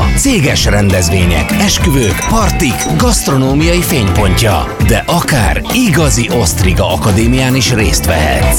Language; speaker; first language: Hungarian; native; Hungarian